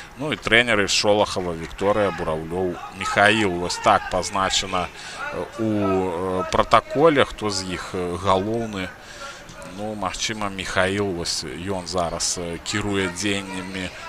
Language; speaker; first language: Belarusian; non-native, local second language; Russian